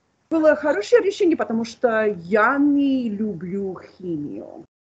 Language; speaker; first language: Russian; non-native, fluent; English